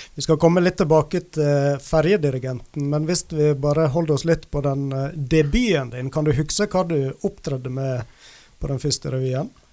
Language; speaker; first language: Norwegian; native; Norwegian